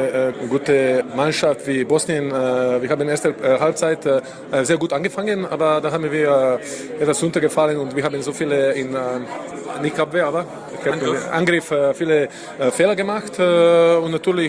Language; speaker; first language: German; non-native, fluent; Slovenian